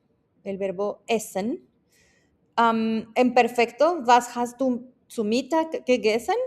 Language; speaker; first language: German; non-native, fluent; Spanish